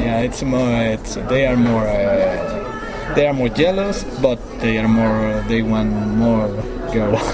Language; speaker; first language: English; non-native, learner; Spanish